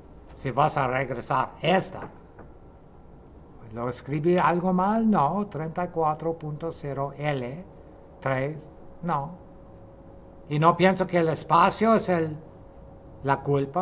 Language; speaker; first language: Spanish; non-native, fluent; English